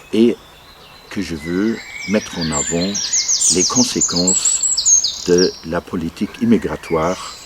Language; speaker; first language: French; non-native, local second language; Luxembourgish